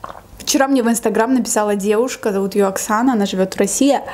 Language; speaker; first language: Russian; native; Russian